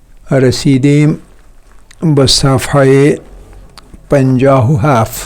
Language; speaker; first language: Persian; non-native, fluent; Urdu